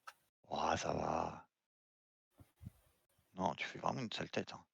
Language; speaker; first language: French; native; French